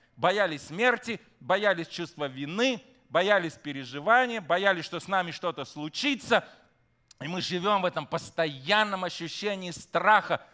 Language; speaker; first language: Russian; native; Russian